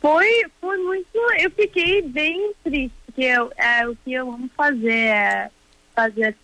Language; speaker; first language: Portuguese; early bilingual, heritage; Portuguese